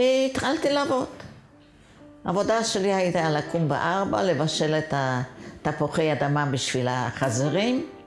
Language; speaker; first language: Hebrew; non-native, fluent; Yiddish